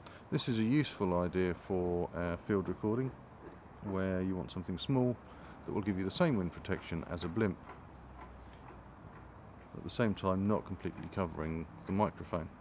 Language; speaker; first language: English; native; English